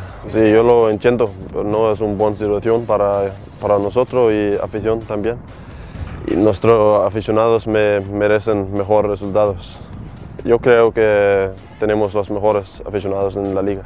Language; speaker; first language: Spanish; non-native, learner; Danish